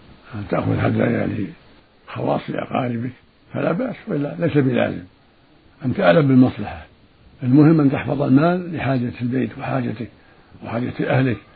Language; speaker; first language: Arabic; native; Arabic